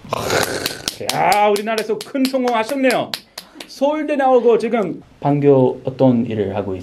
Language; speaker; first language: Korean; native; Korean